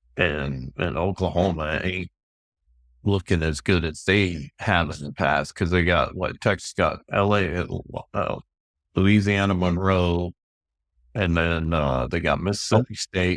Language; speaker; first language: English; native; English